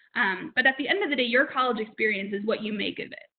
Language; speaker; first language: English; native; English